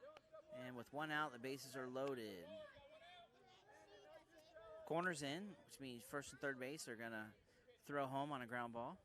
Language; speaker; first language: English; native; English